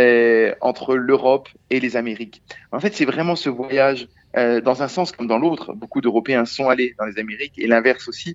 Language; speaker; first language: French; native; French